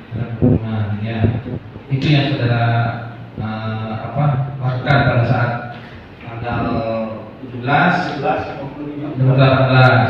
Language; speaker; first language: Indonesian; native; Indonesian